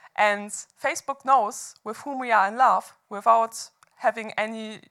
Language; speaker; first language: English; non-native, fluent; German